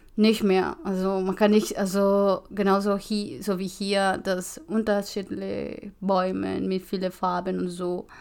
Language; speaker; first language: German; non-native, learner; Spanish